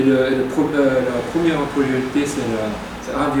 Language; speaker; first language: French; non-native, fluent; Japanese